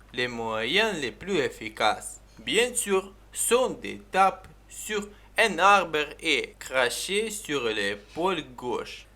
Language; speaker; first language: French; non-native, learner; Ukrainian